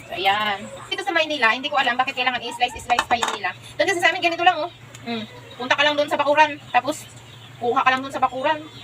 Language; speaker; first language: Filipino; non-native, local second language; Cebuano